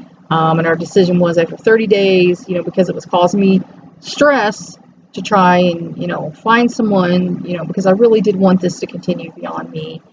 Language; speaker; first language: English; native; English